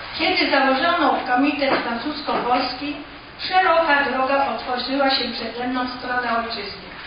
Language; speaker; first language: Polish; native; Polish